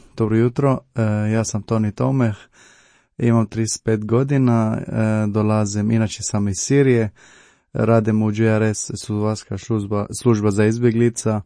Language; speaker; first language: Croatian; non-native, learner; Arabic